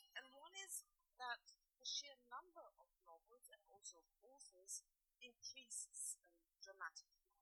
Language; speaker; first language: English; non-native, fluent; German